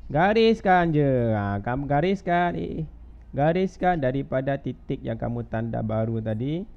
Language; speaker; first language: Malay; native; Malay